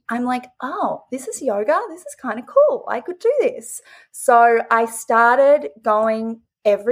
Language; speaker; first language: English; native; English